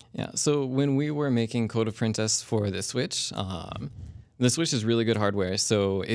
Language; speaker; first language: English; native; English